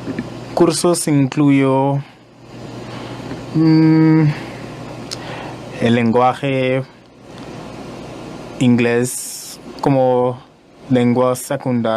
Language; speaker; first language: Spanish; non-native, learner; English